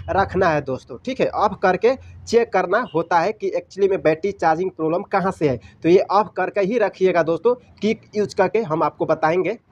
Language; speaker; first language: Hindi; native; Hindi